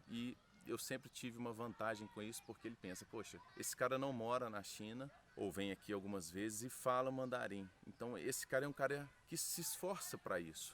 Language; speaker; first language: Portuguese; native; Portuguese